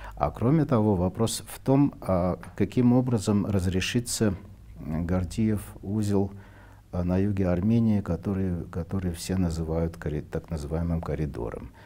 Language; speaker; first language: Russian; non-native, local second language; Armenian